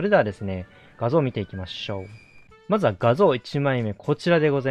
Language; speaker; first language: Japanese; native; Japanese